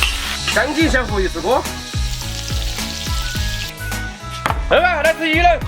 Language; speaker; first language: Chinese; native; Chinese